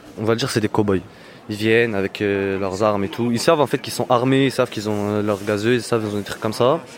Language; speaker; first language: French; native; French